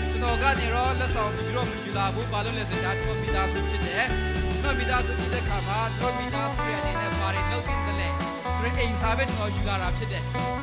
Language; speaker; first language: Burmese; non-native, local second language; Hakha Chin